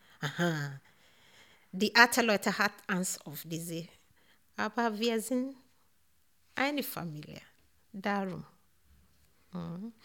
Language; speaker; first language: German; non-native, learner; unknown